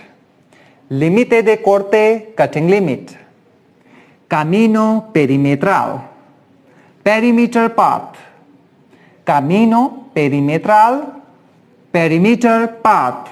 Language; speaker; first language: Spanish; non-native, learner; Hindi